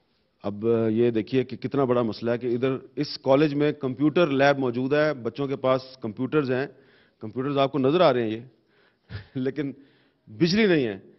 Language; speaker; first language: Urdu; native; Urdu